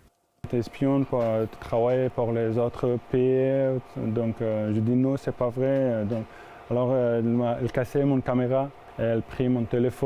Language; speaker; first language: French; non-native, learner; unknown